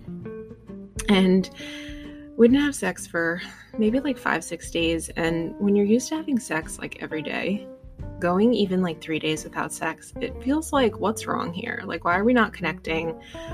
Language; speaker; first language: English; native; English